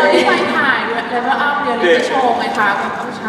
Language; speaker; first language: Thai; native; Thai